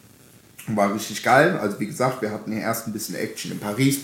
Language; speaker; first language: German; native; German